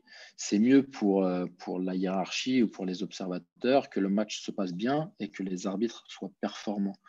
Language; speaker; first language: French; native; French